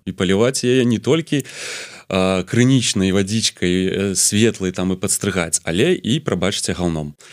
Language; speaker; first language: Belarusian; native; Belarusian